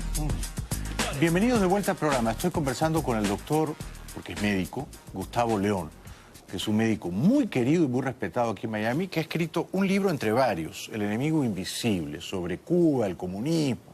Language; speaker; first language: Spanish; native; Spanish